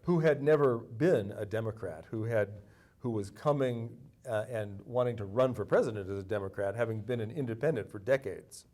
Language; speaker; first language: English; native; English